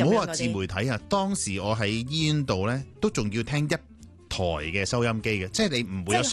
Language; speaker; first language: Cantonese; native; Cantonese